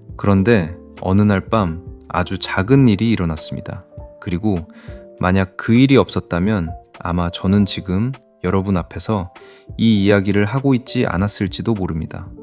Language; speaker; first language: Korean; non-native, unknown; Arabic